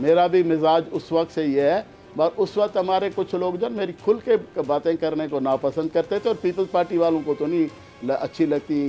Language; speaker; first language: Urdu; non-native, local second language; Sindhi